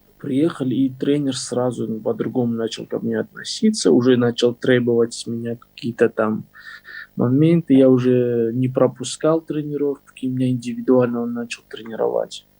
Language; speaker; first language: Russian; non-native, local second language; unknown